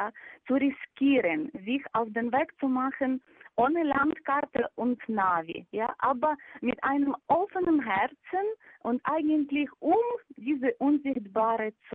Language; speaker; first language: German; non-native, fluent; Ukrainian